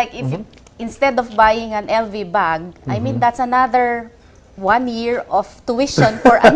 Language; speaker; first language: English; non-native, local second language; Filipino